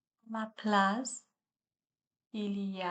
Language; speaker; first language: French; non-native, learner; Chinese